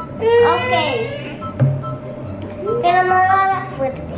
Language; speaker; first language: Spanish; early bilingual, heritage; Spanish